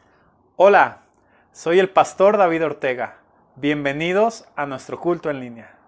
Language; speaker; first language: Spanish; native; Spanish